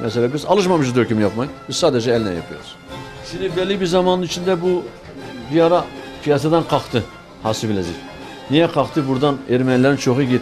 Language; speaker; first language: Turkish; native; Turkish